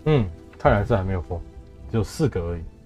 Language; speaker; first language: Chinese; native; Chinese